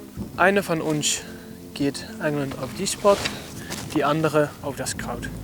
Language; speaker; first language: German; non-native, learner; Dutch